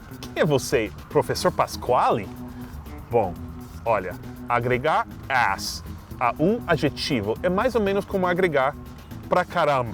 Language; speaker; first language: Portuguese; non-native, fluent; English